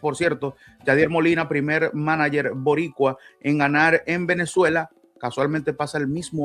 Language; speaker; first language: Spanish; native; Spanish